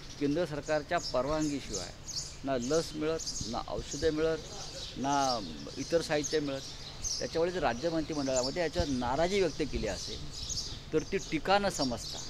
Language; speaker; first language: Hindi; non-native, local second language; Marathi